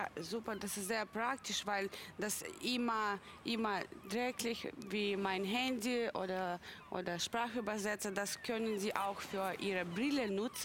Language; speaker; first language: German; non-native, learner; Russian